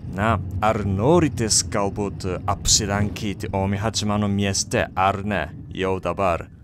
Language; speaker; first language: Lithuanian; non-native, fluent; Japanese